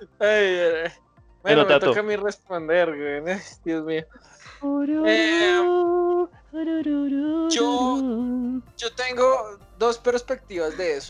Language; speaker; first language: Spanish; native; Spanish